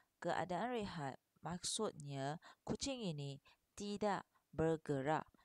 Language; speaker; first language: Malay; non-native, local second language; Chinese